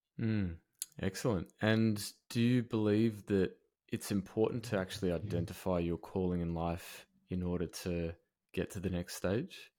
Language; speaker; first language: English; native; English